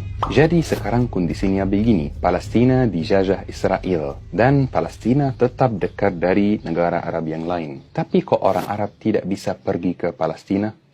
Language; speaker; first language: Indonesian; non-native, fluent; Arabic